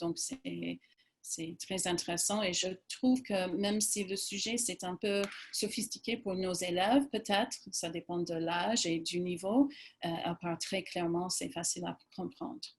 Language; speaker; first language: French; non-native, fluent; English